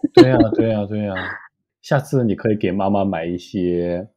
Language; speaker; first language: Chinese; native; Chinese